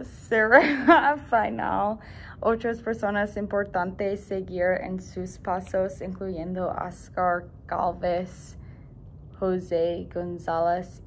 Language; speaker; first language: Spanish; non-native, learner; English